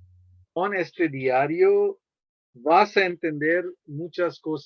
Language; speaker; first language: Spanish; non-native, fluent; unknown